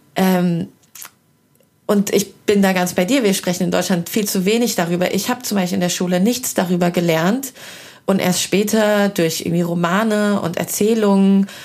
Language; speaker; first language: German; early bilingual, other home language; Persian